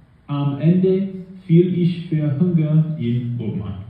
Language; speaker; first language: German; non-native, learner; English